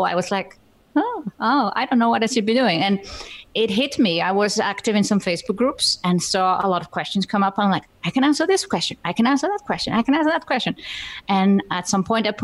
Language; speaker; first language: English; non-native, fluent; Icelandic